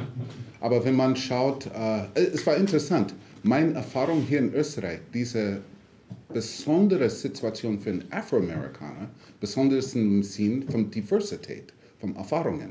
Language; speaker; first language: German; non-native, fluent; English